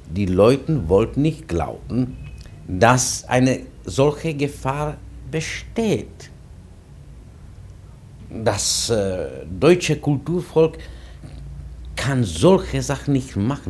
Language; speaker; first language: German; non-native, fluent; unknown